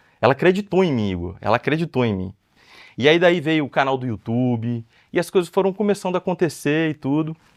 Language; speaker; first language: Portuguese; native; Portuguese